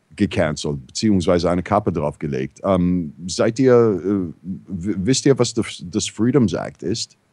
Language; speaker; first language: German; non-native, fluent; English